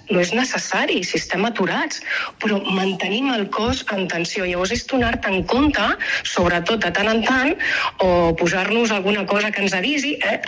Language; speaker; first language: Catalan; native; Catalan